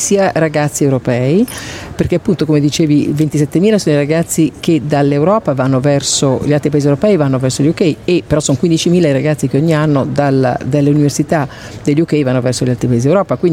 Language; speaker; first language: Italian; native; Italian